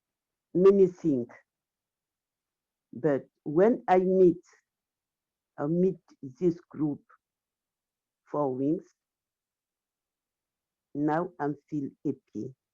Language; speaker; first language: English; non-native, learner; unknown